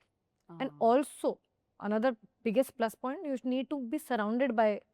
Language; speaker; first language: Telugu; non-native, fluent; Hindi